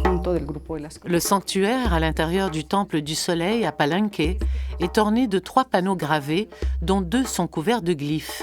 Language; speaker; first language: French; native; French